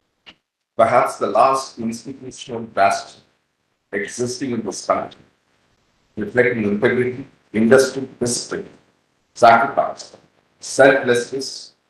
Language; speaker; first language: English; non-native, local second language; Hindi